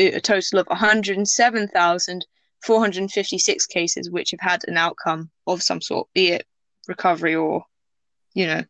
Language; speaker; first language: English; native; English